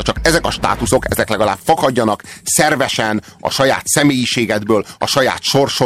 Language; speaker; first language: Hungarian; native; Hungarian